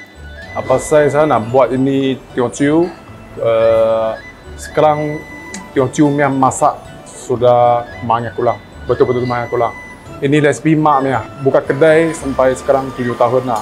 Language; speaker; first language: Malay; non-native, local second language; Chinese